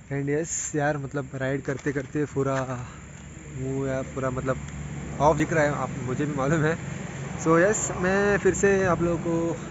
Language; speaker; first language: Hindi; non-native, local second language; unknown